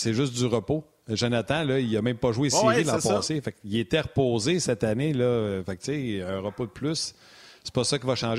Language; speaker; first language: French; native; French